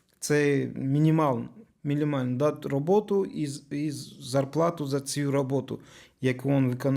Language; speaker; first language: Ukrainian; non-native, learner; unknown